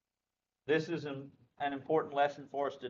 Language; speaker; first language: English; native; English